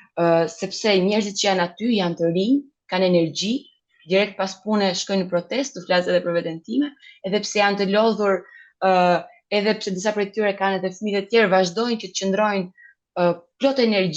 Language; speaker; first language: Albanian; native; Albanian